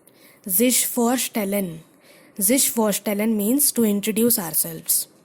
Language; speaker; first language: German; non-native, fluent; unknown